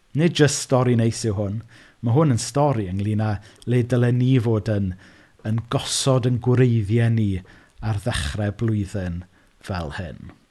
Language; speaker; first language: Welsh; native; Welsh